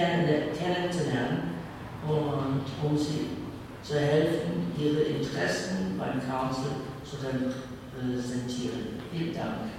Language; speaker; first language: German; early bilingual, heritage; English